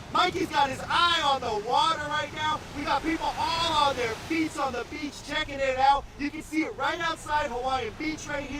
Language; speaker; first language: English; native; English